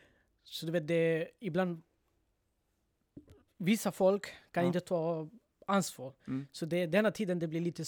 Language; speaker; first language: Swedish; non-native, learner; Bangla